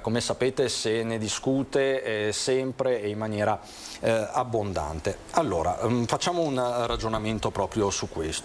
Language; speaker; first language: Italian; native; Italian